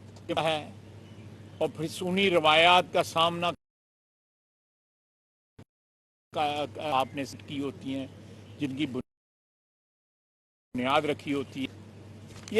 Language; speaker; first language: Urdu; non-native, local second language; Punjabi